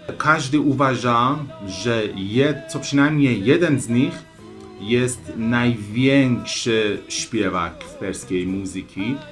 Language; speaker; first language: Polish; non-native, learner; Persian